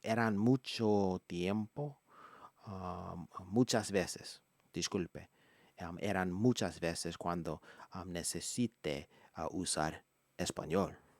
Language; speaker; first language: Spanish; non-native, learner; English